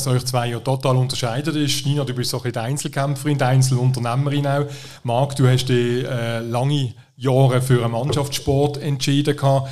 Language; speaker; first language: German; native; German